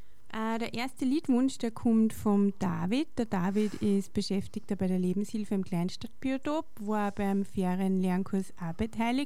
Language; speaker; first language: German; native; German